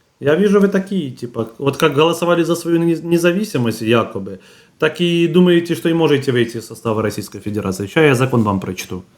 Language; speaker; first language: Russian; native; Russian